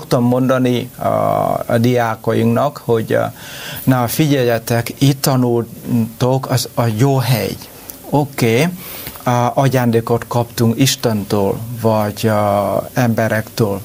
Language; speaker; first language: Hungarian; non-native, learner; Vietnamese